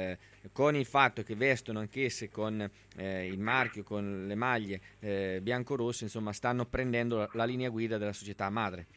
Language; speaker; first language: Italian; native; Italian